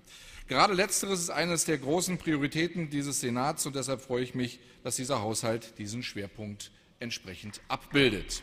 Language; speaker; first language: German; native; German